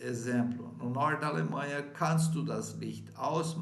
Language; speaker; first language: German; non-native, fluent; Portuguese